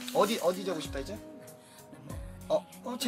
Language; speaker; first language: Korean; native; Korean